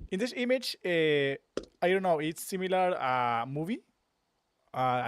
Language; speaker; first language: English; non-native, learner; Spanish